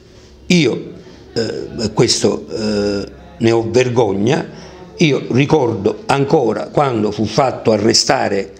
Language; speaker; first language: Italian; native; Italian